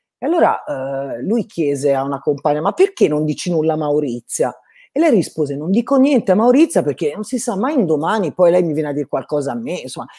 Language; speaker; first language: Italian; native; Italian